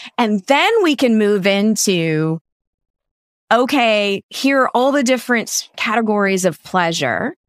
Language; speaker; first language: English; native; English